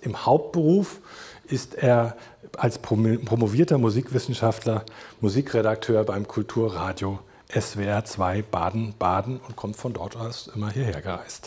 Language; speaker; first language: German; native; German